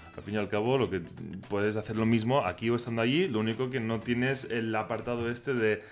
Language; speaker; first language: Spanish; non-native, local second language; Catalan